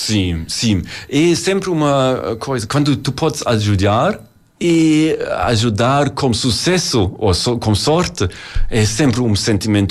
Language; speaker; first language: Portuguese; non-native, learner; German